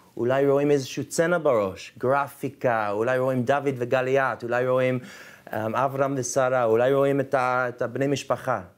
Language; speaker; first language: Hebrew; non-native, fluent; English